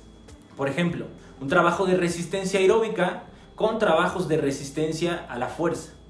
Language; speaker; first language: Spanish; native; Spanish